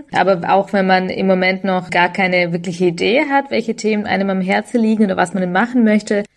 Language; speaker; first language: German; early bilingual, other home language; Ukrainian